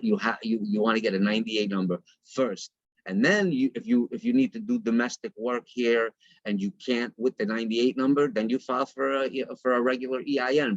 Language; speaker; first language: English; native; English